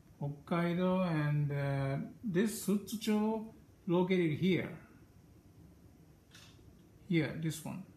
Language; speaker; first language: English; non-native, learner; Japanese